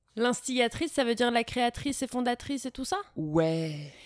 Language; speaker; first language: French; native; French